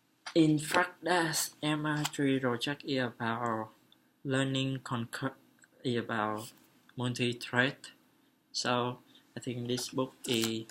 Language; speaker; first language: English; non-native, learner; Vietnamese